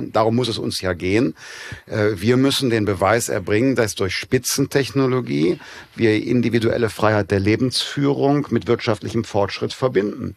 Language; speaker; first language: German; native; German